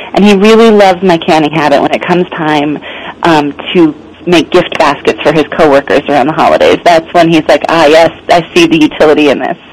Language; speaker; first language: English; native; English